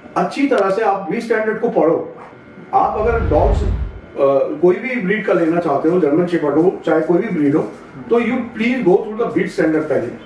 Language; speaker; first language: Hindi; non-native, local second language; Bangla